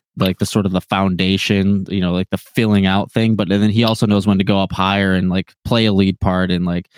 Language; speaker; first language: English; native; English